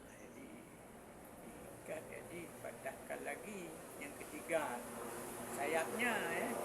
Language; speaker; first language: Malay; non-native, local second language; Achinese